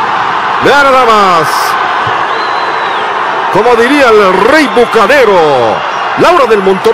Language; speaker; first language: Spanish; native; Spanish